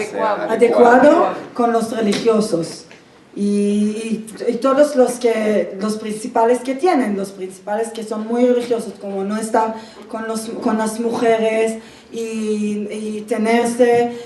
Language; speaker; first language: Spanish; non-native, fluent; Hebrew